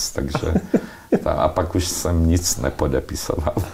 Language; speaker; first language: Czech; non-native, local second language; Slovak